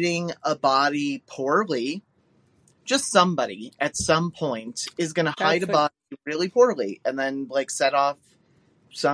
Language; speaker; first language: English; native; English